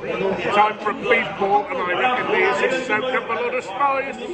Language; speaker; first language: English; native; English